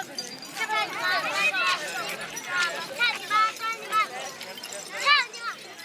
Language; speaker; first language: Chinese; non-native, local second language; Tibetan